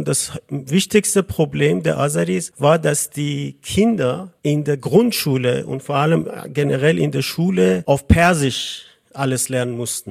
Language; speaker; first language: German; non-native, fluent; Azerbaijani